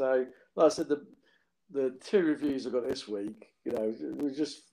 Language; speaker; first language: English; native; English